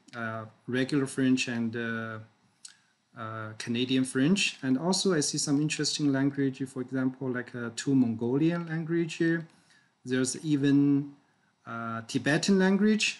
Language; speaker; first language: English; non-native, fluent; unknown